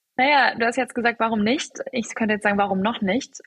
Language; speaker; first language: German; native; German